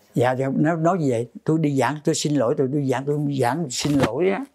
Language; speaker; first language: Vietnamese; native; Vietnamese